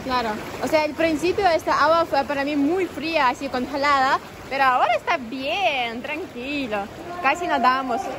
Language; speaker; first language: Spanish; non-native, fluent; Ukrainian